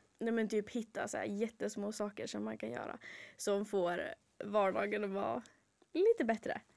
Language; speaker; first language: Swedish; native; Swedish